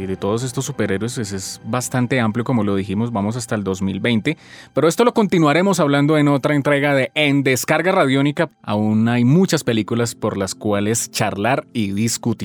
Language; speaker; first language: Spanish; native; Spanish